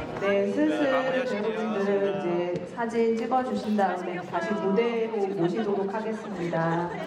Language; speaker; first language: Korean; native; Korean